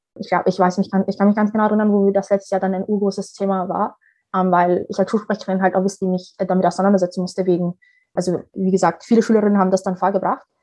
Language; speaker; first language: German; early bilingual, other home language; Somali